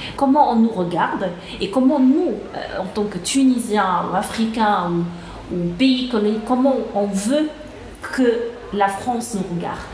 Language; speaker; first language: French; non-native, local second language; Arabic